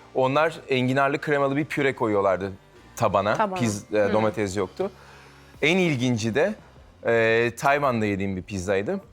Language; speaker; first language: Turkish; native; Turkish